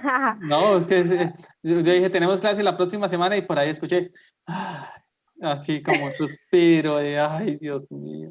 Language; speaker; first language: Spanish; native; Spanish